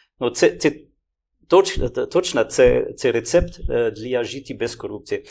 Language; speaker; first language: Ukrainian; non-native, learner; French